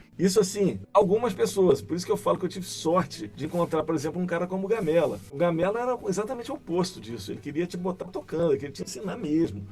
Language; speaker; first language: Portuguese; native; Portuguese